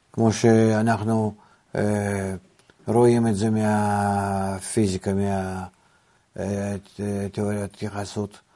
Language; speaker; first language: Hebrew; non-native, fluent; Russian